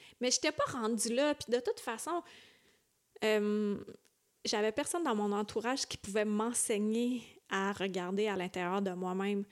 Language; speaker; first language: French; native; French